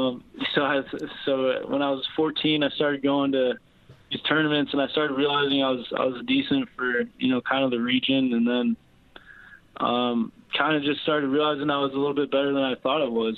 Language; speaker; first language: English; native; English